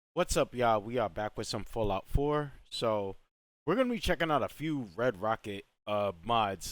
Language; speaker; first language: English; native; English